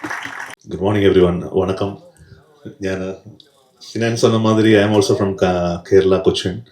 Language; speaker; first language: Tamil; non-native, learner; Malayalam